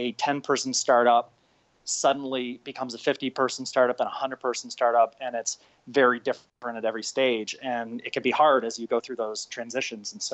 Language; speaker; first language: English; native; English